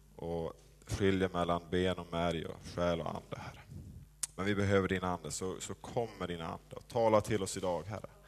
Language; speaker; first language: Swedish; native; Swedish